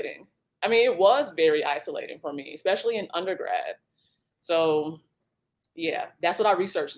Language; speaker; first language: English; native; English